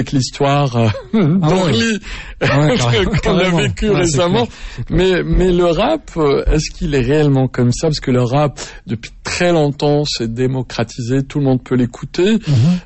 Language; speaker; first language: French; native; French